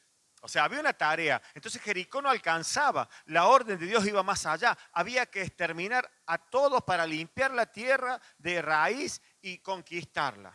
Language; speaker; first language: Spanish; native; Spanish